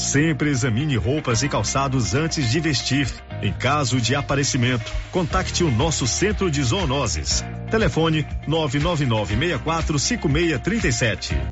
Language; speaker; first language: Portuguese; native; Portuguese